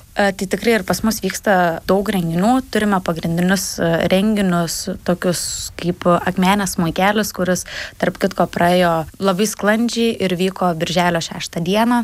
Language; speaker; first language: Lithuanian; native; Lithuanian